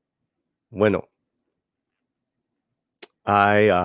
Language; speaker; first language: Spanish; early bilingual, heritage; Spanish